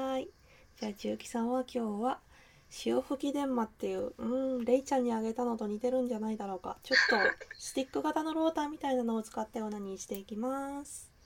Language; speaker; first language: Japanese; native; Japanese